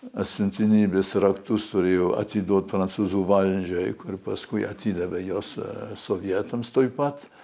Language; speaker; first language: Lithuanian; early bilingual, heritage; Lithuanian